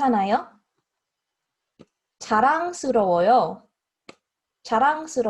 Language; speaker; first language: Korean; non-native, learner; English